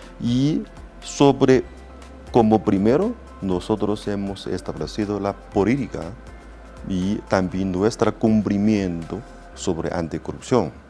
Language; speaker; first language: Spanish; non-native, learner; Chinese